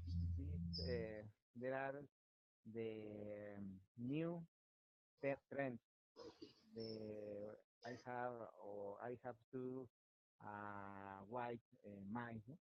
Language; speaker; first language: English; non-native, learner; Spanish